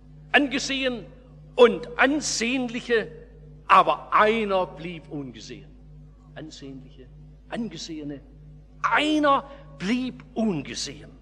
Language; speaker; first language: German; native; German